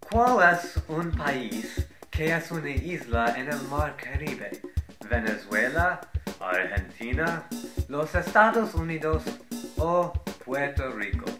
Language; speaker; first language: Spanish; non-native, learner; English